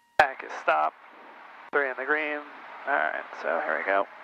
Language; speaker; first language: English; native; English